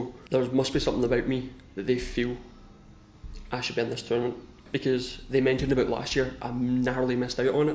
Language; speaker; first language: English; native; English